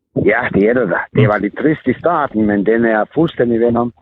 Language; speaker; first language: Danish; non-native, fluent; Serbian